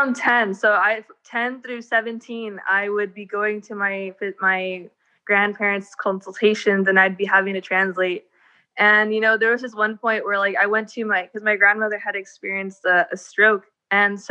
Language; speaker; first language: English; native; English